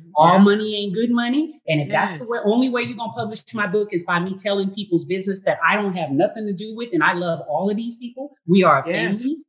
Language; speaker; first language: English; native; English